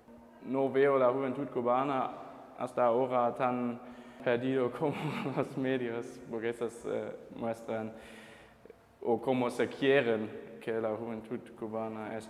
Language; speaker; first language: Spanish; non-native, fluent; German